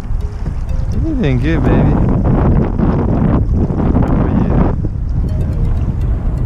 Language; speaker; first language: English; non-native, learner; Ukrainian